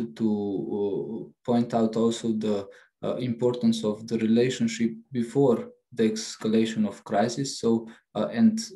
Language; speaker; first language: English; non-native, fluent; Slovenian